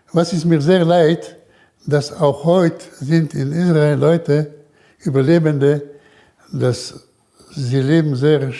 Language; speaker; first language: German; early bilingual, heritage; German